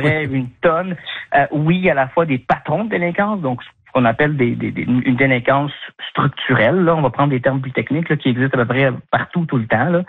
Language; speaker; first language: French; native; French